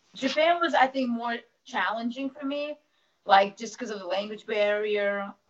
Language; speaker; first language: English; early bilingual, other home language; Russian